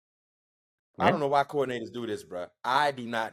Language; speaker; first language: English; native; English